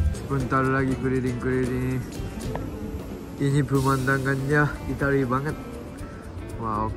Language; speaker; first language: Indonesian; non-native, fluent; Japanese